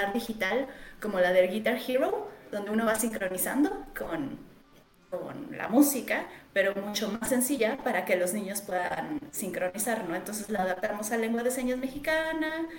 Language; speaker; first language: Spanish; native; Spanish